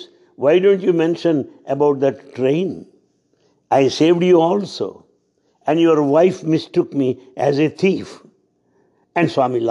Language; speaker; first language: English; non-native, local second language; Telugu